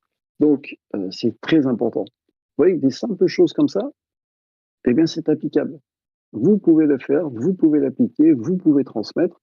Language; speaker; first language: French; native; French